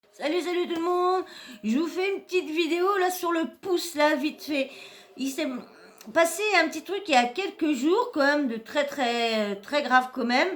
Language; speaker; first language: French; native; French